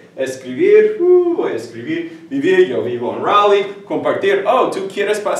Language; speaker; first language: Spanish; non-native, fluent; English